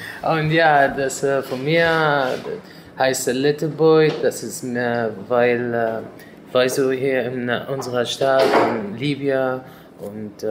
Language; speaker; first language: German; non-native, learner; Arabic